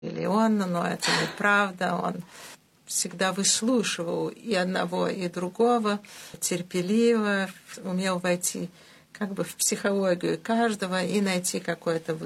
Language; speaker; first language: Russian; early bilingual, heritage; Russian